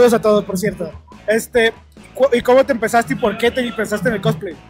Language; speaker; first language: Spanish; native; Spanish